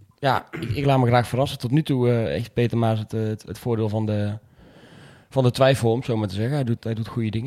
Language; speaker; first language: Dutch; native; Dutch